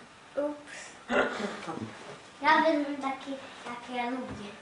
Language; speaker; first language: Polish; early bilingual, other home language; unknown